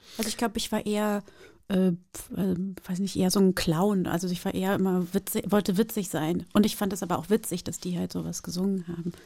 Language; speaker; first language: German; early bilingual, other home language; Portuguese